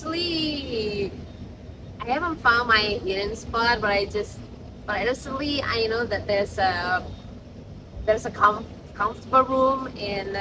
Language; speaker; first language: English; non-native, learner; Indonesian